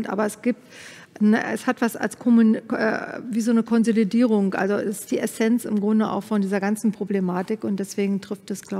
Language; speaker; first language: German; native; German